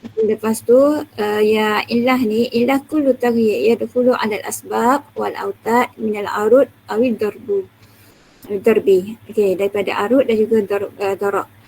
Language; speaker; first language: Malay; native; Malay